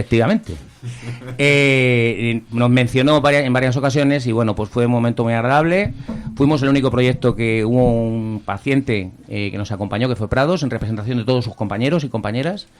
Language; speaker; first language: Spanish; native; Spanish